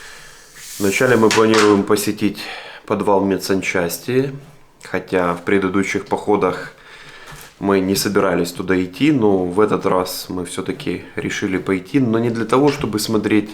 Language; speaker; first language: Russian; native; Russian